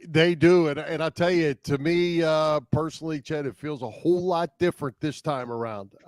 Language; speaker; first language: English; native; English